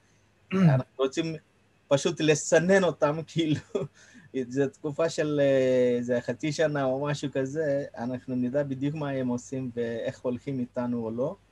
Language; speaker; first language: Hebrew; non-native, fluent; Telugu